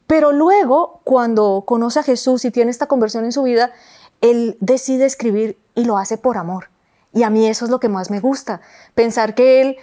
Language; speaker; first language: Spanish; native; Spanish